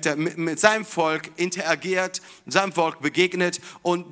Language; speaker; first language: German; non-native, fluent; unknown